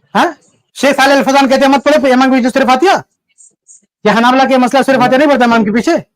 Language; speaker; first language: Urdu; native; Urdu